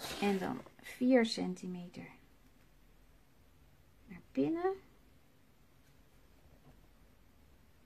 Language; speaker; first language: Dutch; native; Dutch